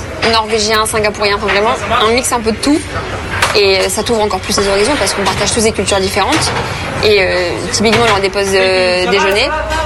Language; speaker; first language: French; native; French